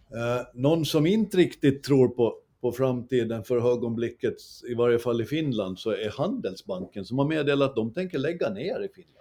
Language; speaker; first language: Swedish; native; Swedish